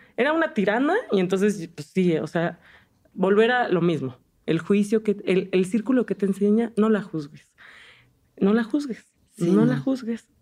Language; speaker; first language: Spanish; native; Spanish